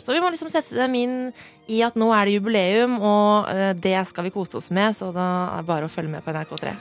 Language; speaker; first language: Norwegian; native; Norwegian